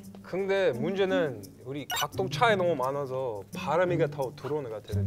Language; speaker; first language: Korean; early bilingual, heritage; English